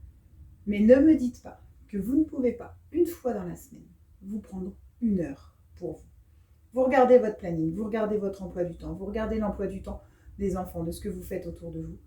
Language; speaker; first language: French; native; French